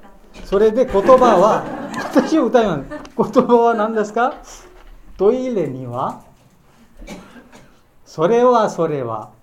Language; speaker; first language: Japanese; non-native, learner; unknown